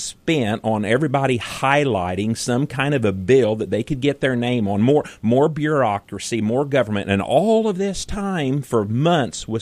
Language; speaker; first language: English; native; English